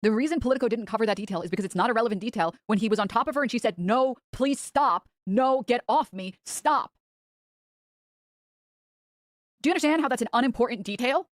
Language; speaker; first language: English; native; English